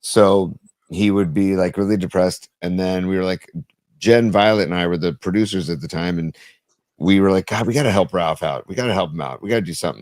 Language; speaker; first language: English; native; English